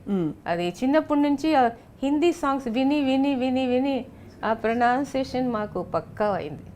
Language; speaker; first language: Telugu; non-native, local second language; Tamil